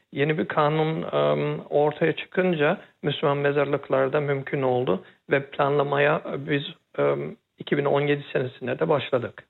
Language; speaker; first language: Turkish; early bilingual, heritage; Turkish